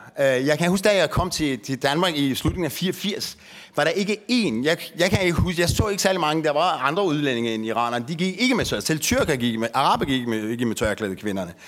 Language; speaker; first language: Danish; early bilingual, other home language; Persian